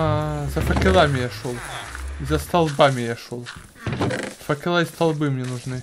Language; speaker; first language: Russian; native; Russian